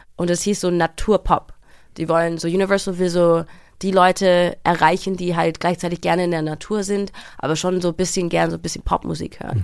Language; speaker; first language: German; early bilingual, heritage; English